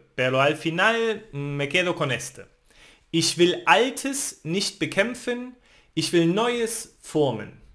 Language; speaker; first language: Spanish; non-native, fluent; German